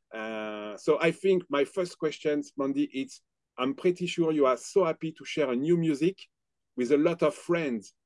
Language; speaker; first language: English; non-native, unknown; French